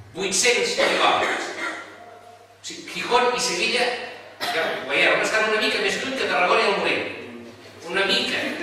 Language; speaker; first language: Catalan; native; Catalan